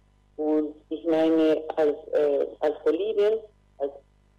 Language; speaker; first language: German; non-native, learner; Spanish